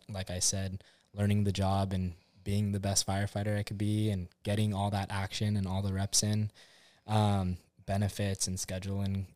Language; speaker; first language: English; native; English